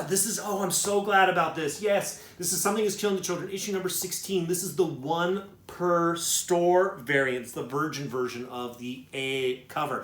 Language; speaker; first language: English; native; English